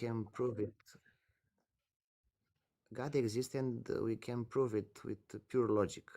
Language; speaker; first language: English; non-native, learner; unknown